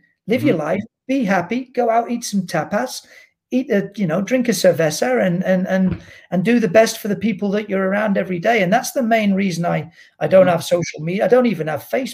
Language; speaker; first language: English; native; English